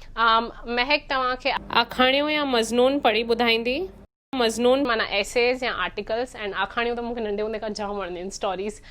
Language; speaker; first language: Sindhi; early bilingual, heritage; Sindhi